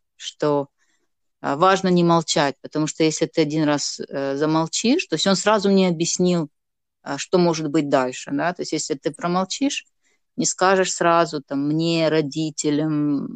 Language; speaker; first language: Russian; non-native, local second language; Gagauz